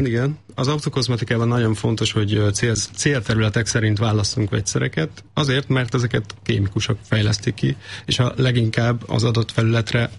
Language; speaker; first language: Hungarian; native; Hungarian